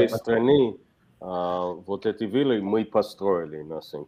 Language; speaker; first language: Russian; non-native, fluent; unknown